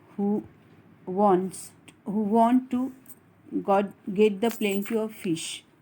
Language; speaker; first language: English; non-native, local second language; Marathi